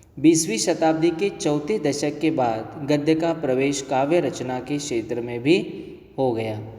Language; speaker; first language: Hindi; native; Hindi